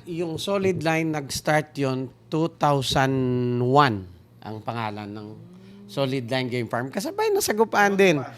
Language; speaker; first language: Filipino; non-native, local second language; Hiligaynon